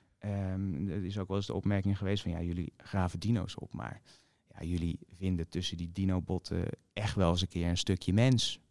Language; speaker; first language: Dutch; native; Dutch